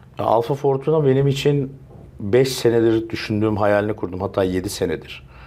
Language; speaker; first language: Turkish; early bilingual, heritage; Turkish